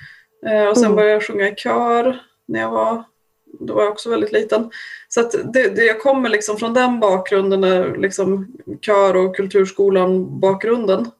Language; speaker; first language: Swedish; native; Swedish